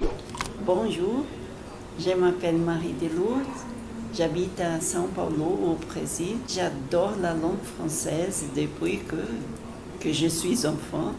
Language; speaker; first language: French; non-native, learner; Portuguese